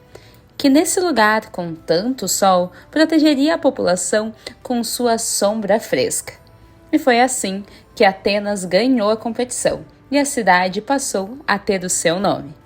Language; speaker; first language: Portuguese; native; Portuguese